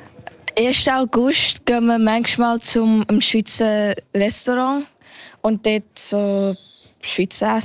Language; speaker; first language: German; early bilingual, heritage; Thai